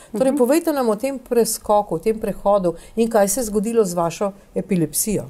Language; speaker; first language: Slovenian; native; Slovenian